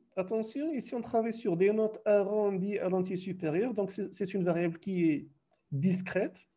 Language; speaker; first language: French; non-native, local second language; Arabic